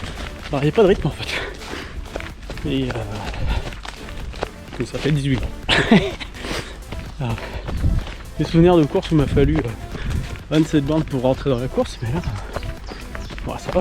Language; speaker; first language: French; native; French